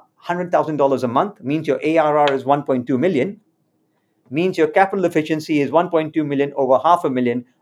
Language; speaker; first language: English; native; English